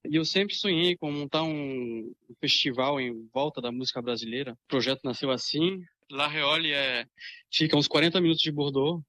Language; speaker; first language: Portuguese; early bilingual, other home language; French